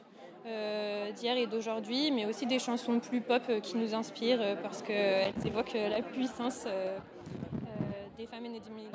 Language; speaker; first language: French; native; French